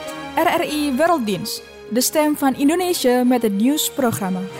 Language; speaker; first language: Dutch; non-native, fluent; Indonesian